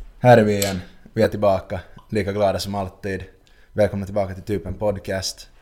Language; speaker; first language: Swedish; native; Swedish